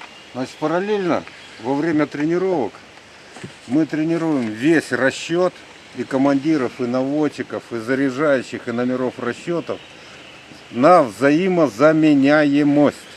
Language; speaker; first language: Russian; native; Russian